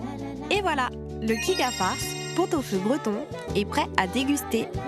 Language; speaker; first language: French; native; French